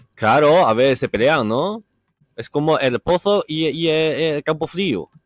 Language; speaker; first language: Spanish; non-native, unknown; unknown